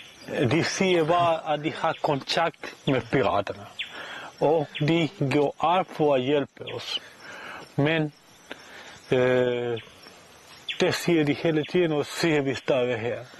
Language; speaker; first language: Danish; non-native, fluent; Spanish